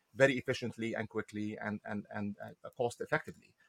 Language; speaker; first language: English; non-native, fluent; Arabic